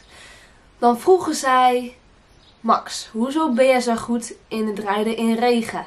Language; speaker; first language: Dutch; early bilingual, other home language; Portuguese